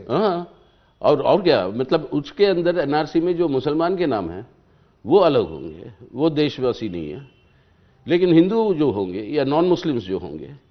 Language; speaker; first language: Hindi; non-native, local second language; Telugu